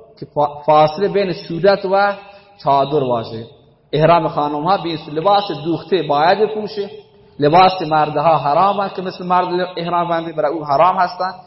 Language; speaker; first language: Persian; non-native, local second language; Baluchi